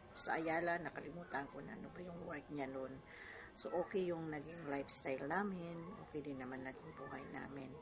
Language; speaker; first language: Filipino; non-native, local second language; Waray